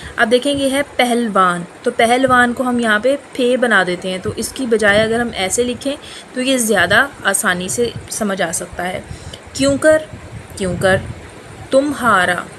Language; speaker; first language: Urdu; native; Urdu